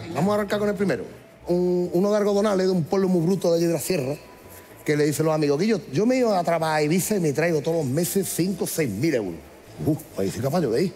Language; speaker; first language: Spanish; native; Spanish